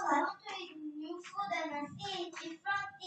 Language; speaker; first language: English; non-native, learner; Korean